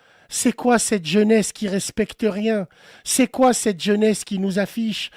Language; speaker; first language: French; native; French